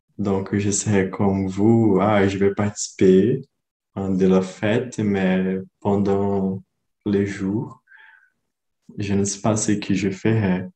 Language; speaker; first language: French; non-native, learner; Portuguese